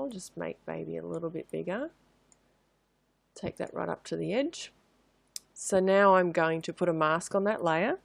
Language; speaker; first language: English; native; English